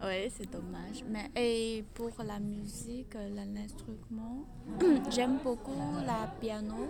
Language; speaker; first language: French; non-native, learner; Chinese